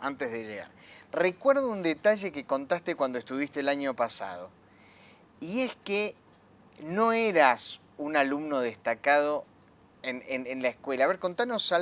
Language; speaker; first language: Spanish; native; Spanish